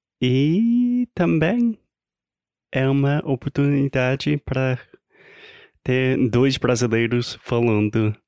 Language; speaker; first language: Portuguese; non-native, fluent; English